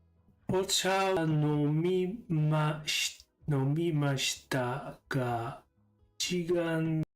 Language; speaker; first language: Japanese; non-native, learner; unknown